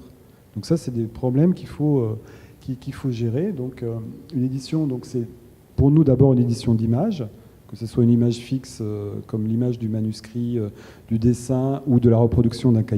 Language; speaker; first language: French; native; French